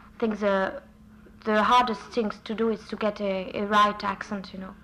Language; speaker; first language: English; non-native, fluent; French